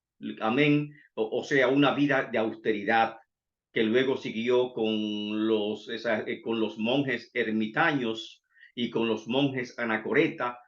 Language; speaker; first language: Spanish; native; Spanish